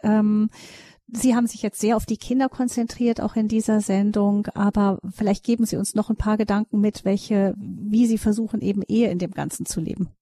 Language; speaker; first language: German; native; German